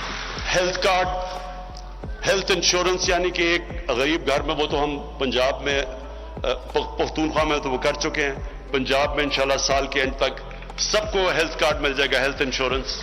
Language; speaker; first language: Urdu; native; Urdu